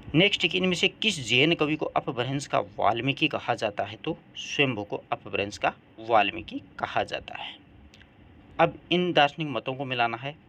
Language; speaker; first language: Hindi; native; Hindi